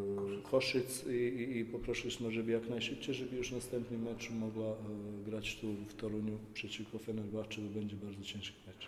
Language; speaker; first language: Polish; non-native, fluent; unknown